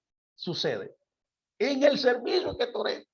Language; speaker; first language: Spanish; native; Spanish